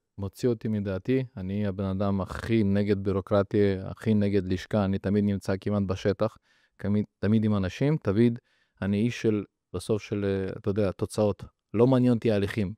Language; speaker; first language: Hebrew; early bilingual, other home language; Russian